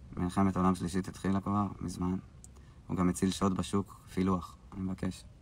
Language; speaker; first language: Hebrew; native; Hebrew